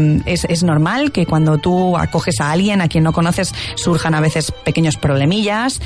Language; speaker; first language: Spanish; native; Spanish